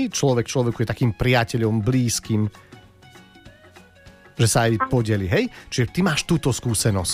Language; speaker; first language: Slovak; native; Slovak